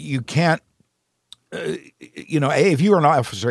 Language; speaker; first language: English; native; English